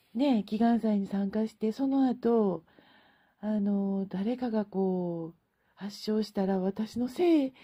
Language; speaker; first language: Japanese; native; Japanese